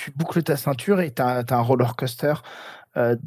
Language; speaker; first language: French; native; French